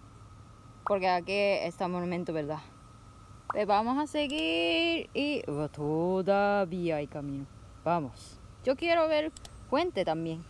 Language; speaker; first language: Spanish; non-native, learner; Japanese